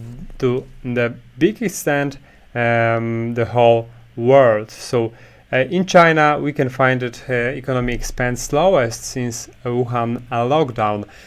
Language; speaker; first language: English; non-native, fluent; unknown